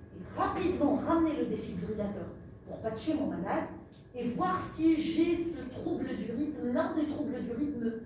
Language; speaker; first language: French; non-native, local second language; Arabic